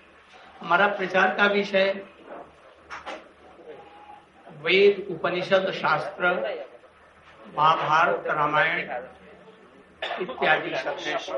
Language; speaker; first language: Hindi; native; Hindi